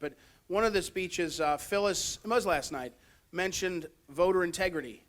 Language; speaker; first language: English; native; English